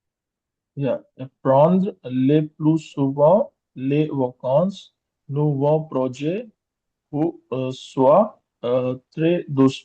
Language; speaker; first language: French; non-native, learner; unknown